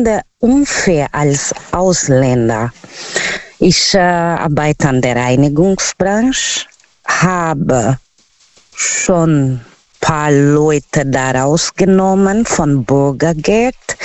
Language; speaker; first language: German; non-native, learner; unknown